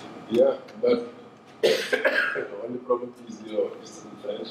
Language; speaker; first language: English; non-native, learner; Wolof